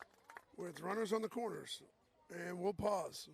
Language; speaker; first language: English; native; English